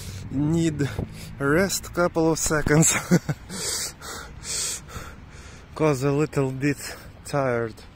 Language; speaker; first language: English; non-native, learner; Russian